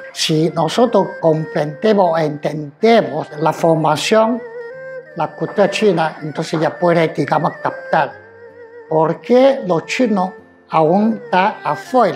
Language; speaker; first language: Spanish; non-native, fluent; Chinese